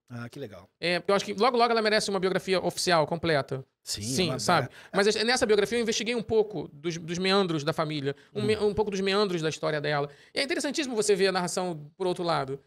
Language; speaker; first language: Portuguese; native; Portuguese